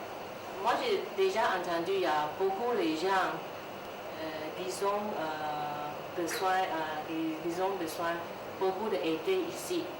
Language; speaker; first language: French; non-native, learner; Chinese